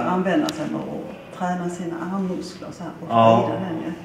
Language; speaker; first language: Swedish; native; Swedish